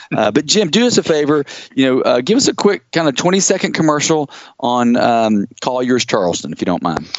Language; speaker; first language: English; native; English